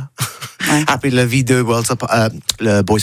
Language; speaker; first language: French; non-native, learner; English